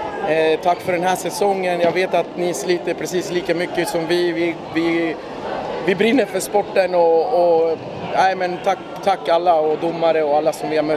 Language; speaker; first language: Swedish; native; Swedish